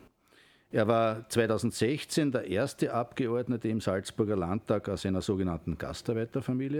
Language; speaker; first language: German; native; German